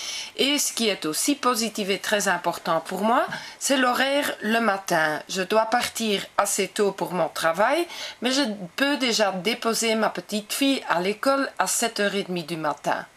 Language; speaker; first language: French; non-native, local second language; Dutch